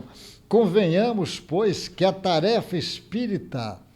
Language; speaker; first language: Portuguese; native; Portuguese